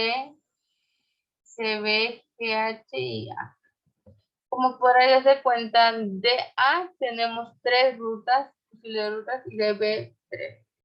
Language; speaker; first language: Spanish; native; Spanish